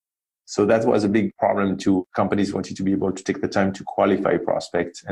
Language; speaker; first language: English; non-native, fluent; French